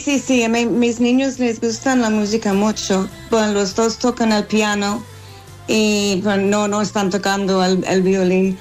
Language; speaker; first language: Spanish; non-native, learner; English